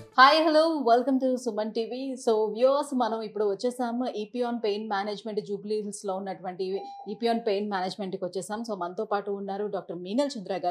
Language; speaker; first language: Telugu; native; Telugu